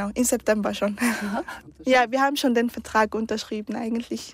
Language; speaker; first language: German; early bilingual, other home language; Arabic